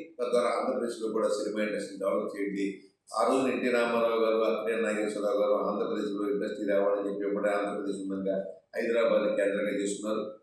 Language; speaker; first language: Telugu; native; Telugu